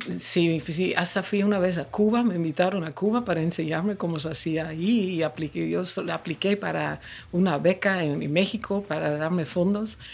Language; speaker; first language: Spanish; non-native, fluent; Dutch